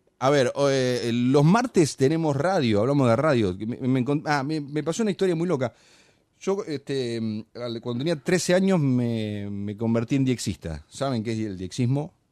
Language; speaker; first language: Spanish; native; Spanish